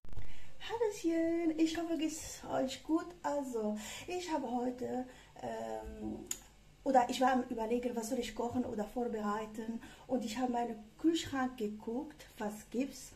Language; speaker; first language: German; non-native, fluent; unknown